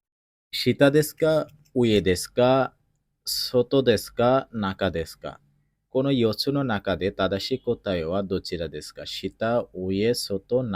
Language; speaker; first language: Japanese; non-native, learner; Bangla